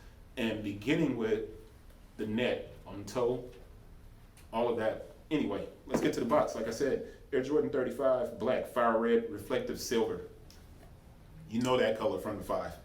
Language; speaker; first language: English; native; English